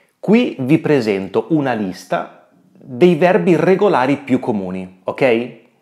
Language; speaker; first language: Italian; native; Italian